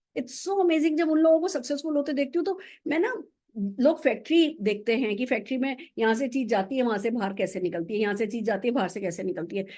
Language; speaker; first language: Hindi; native; Hindi